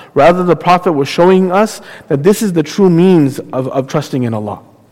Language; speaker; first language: English; native; English